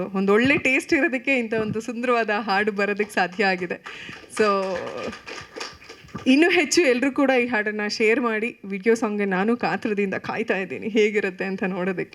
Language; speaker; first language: Kannada; native; Kannada